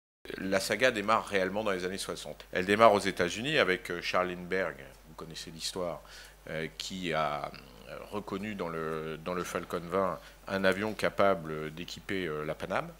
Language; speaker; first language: French; native; French